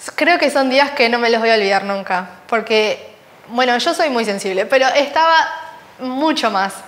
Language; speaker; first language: Spanish; native; Spanish